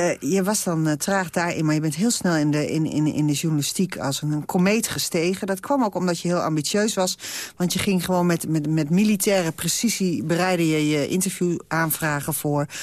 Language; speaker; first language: Dutch; native; Dutch